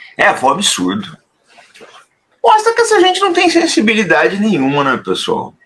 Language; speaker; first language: Portuguese; native; Portuguese